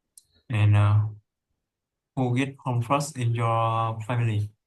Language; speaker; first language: English; non-native, learner; Vietnamese